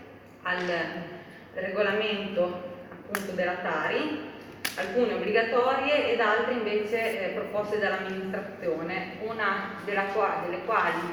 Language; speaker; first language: Italian; native; Italian